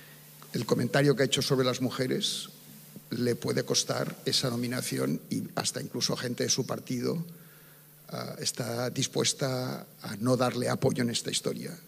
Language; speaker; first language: Spanish; native; Spanish